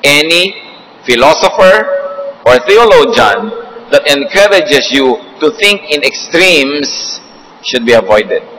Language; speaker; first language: English; non-native, local second language; Filipino